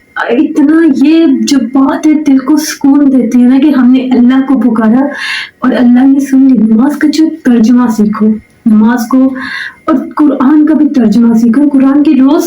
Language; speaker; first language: Urdu; native; Urdu